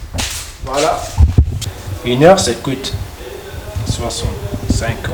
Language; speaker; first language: French; non-native, learner; Malagasy